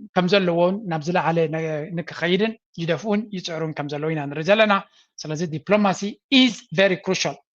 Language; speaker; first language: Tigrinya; native; Tigrinya